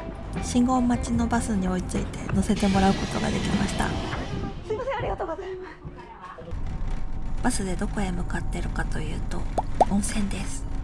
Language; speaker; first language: Japanese; native; Japanese